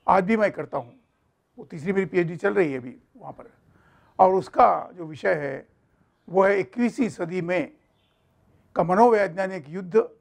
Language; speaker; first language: Hindi; non-native, local second language; Marathi